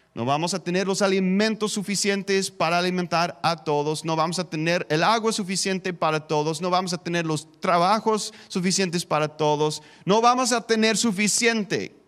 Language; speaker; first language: Spanish; non-native, fluent; English